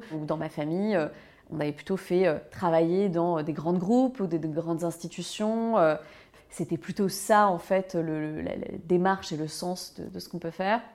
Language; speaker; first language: French; native; French